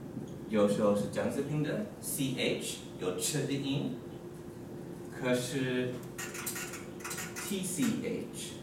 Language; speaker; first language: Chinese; non-native, learner; English